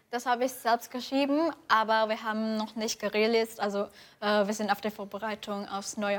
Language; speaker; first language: German; non-native, fluent; Indonesian